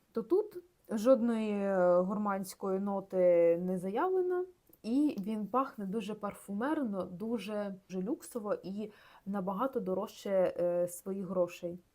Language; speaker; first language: Ukrainian; non-native, local second language; Russian